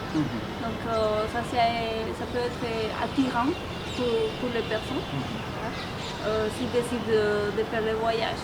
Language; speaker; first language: French; non-native, fluent; Spanish